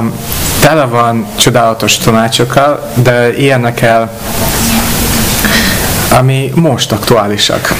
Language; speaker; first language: Hungarian; non-native, fluent; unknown